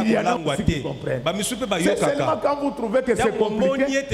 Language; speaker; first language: French; non-native, local second language; Lingala